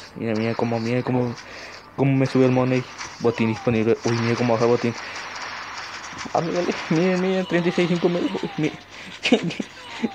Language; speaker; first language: Spanish; native; Spanish